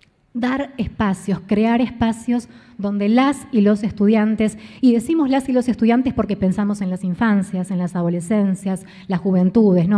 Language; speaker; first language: Spanish; native; Spanish